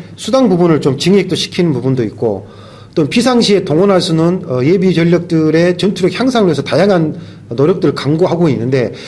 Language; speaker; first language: Korean; native; Korean